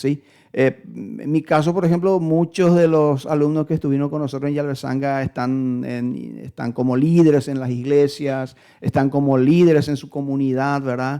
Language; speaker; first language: Spanish; native; Spanish